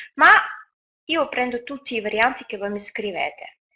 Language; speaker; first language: Italian; non-native, fluent; Russian